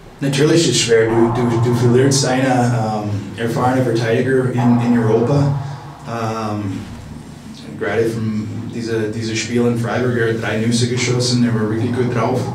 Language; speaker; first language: German; non-native, fluent; English